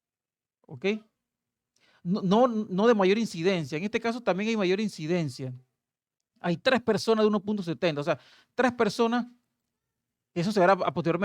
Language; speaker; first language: Spanish; native; Spanish